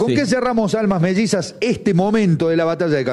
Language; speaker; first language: Spanish; native; Spanish